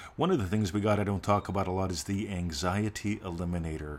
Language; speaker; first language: English; native; English